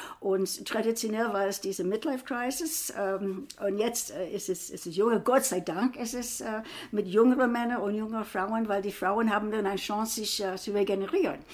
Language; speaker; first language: German; non-native, fluent; English